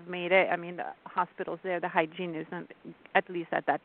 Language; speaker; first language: English; non-native, fluent; French